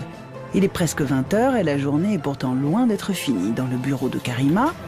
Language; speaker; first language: French; native; French